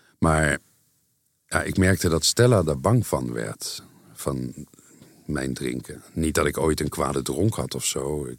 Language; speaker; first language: Dutch; native; Dutch